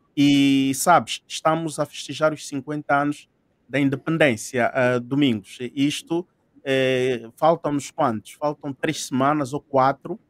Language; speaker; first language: Portuguese; native; Portuguese